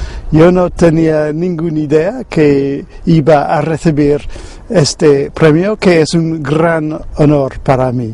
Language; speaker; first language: Spanish; non-native, fluent; English